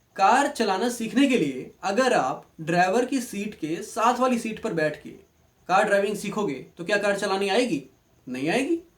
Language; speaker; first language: Hindi; native; Hindi